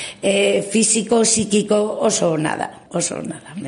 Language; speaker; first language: Basque; non-native, local second language; Spanish